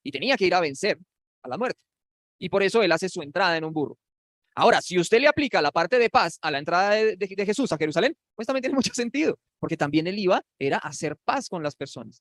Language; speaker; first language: Spanish; native; Spanish